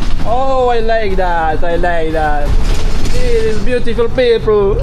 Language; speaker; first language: English; non-native, learner; Serbian